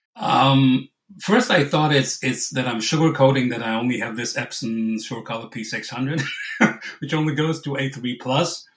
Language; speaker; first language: English; non-native, fluent; German